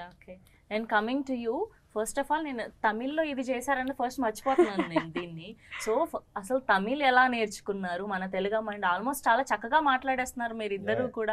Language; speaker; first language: Telugu; native; Telugu